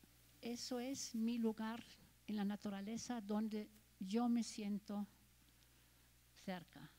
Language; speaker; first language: Spanish; non-native, fluent; German